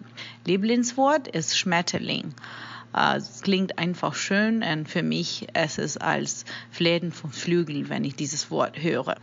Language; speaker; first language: German; non-native, fluent; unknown